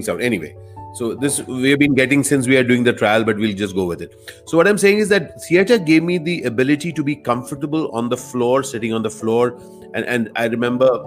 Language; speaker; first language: English; non-native, local second language; Hindi